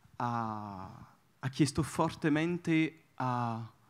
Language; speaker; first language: Italian; non-native, fluent; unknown